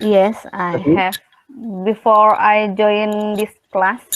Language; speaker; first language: English; non-native, learner; Indonesian